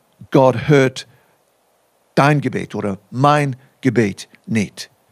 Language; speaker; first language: German; non-native, fluent; English